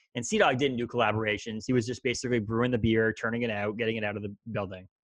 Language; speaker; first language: English; native; English